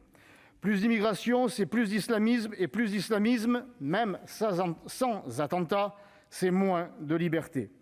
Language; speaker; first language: French; native; French